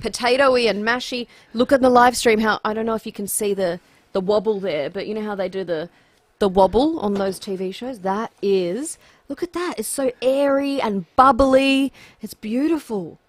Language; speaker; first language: English; native; English